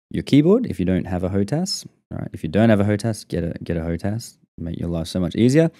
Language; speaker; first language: English; native; English